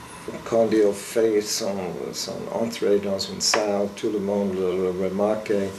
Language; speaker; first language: French; non-native, fluent; English